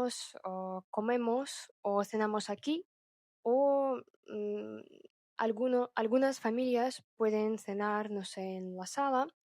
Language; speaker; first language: Spanish; non-native, fluent; Russian